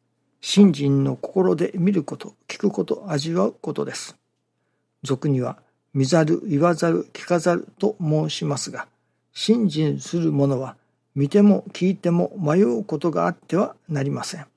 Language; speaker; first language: Japanese; native; Japanese